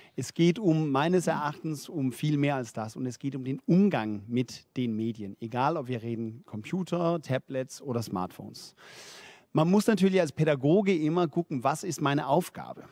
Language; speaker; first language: German; non-native, fluent; Danish